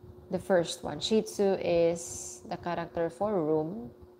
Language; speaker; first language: English; non-native, local second language; Filipino